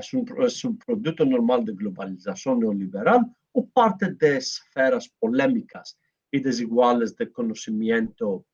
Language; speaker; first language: Spanish; non-native, learner; Greek